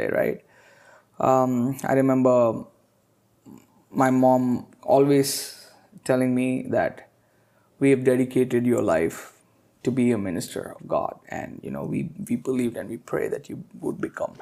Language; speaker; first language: English; non-native, local second language; Telugu